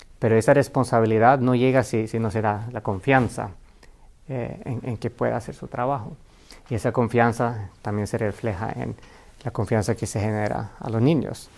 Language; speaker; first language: Spanish; non-native, fluent; Finnish